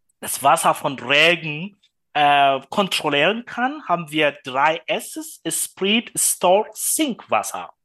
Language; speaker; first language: German; non-native, learner; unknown